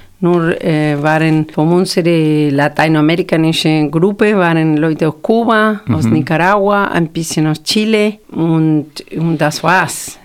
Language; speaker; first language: German; non-native, fluent; Spanish